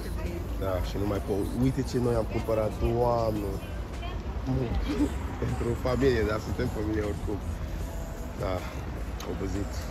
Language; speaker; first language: Romanian; non-native, learner; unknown